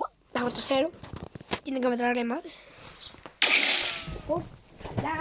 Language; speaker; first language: Spanish; native; Spanish